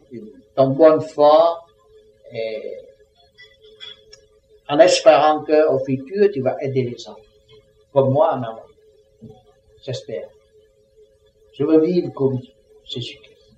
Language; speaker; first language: French; non-native, learner; Vietnamese